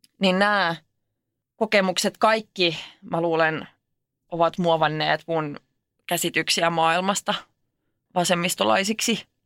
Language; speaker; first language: Finnish; non-native, local second language; Swedish